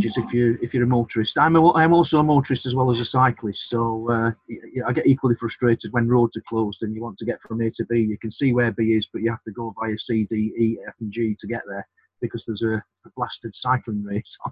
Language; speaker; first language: English; native; English